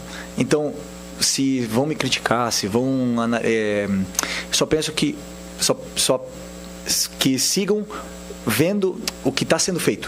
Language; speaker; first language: Portuguese; native; Portuguese